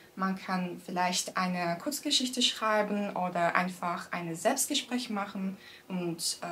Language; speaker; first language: German; non-native, fluent; Turkish